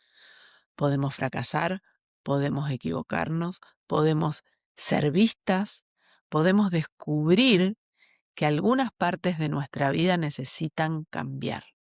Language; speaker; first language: Spanish; native; Spanish